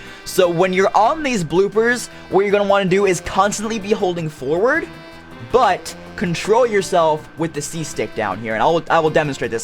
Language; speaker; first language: English; native; English